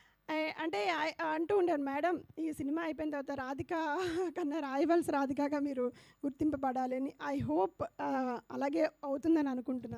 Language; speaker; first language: Telugu; native; Telugu